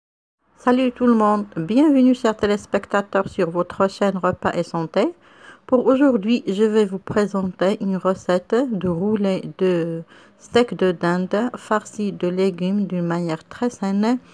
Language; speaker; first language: French; non-native, local second language; Arabic